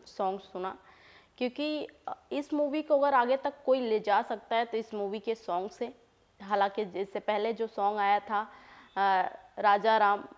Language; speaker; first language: Hindi; native; Hindi